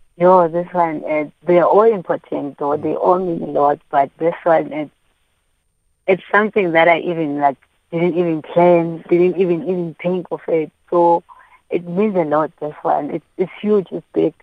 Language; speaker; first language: English; non-native, local second language; Xhosa